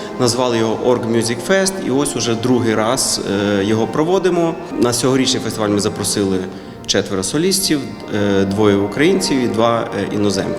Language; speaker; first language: Ukrainian; native; Ukrainian